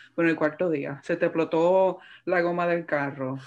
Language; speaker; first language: Spanish; early bilingual, heritage; Spanish